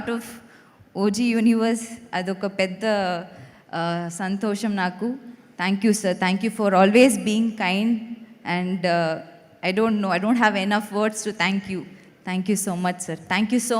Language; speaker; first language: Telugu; non-native, fluent; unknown